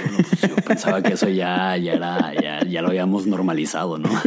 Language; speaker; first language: Spanish; native; Spanish